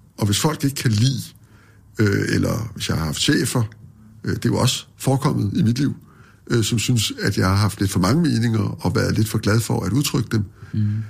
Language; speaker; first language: Danish; native; Danish